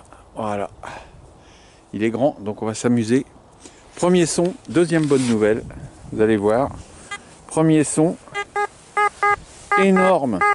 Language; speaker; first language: French; native; French